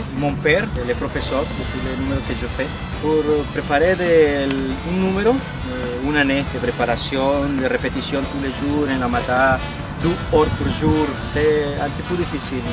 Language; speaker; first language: French; non-native, learner; Spanish